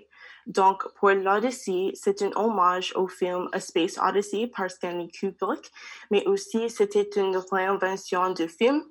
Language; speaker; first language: French; non-native, learner; English